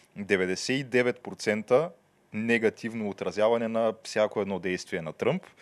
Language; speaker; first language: Bulgarian; native; Bulgarian